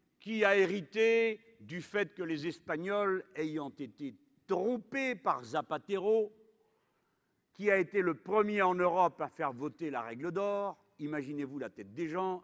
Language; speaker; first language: French; native; French